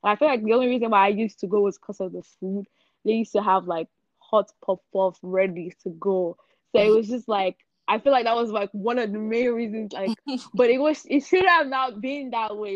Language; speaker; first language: English; non-native, local second language; Yoruba